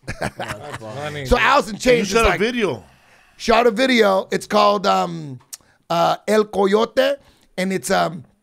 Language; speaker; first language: English; native; English